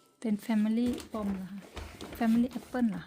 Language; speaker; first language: Thai; native; Thai